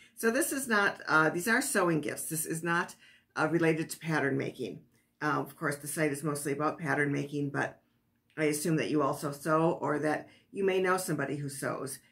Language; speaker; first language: English; native; English